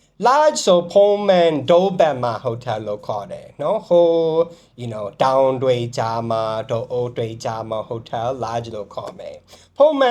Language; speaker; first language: Burmese; non-native, fluent; English